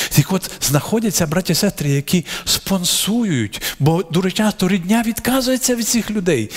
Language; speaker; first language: Ukrainian; non-native, local second language; Russian